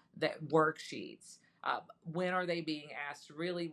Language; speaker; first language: English; native; English